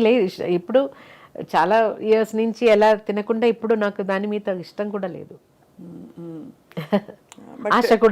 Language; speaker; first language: Telugu; non-native, local second language; Malayalam